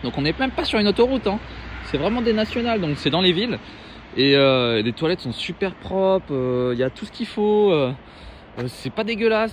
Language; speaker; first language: French; native; French